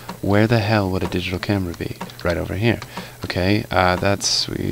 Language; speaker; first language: English; native; English